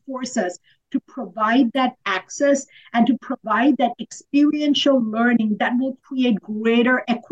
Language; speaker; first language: English; non-native, local second language; Sinhala